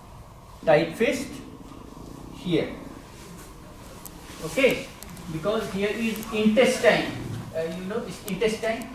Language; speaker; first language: English; non-native, learner; Hindi